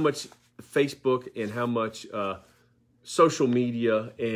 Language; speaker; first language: English; native; English